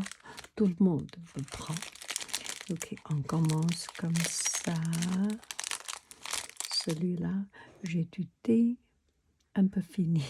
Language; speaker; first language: French; non-native, learner; Chinese